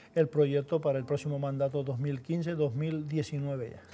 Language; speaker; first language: Spanish; native; Spanish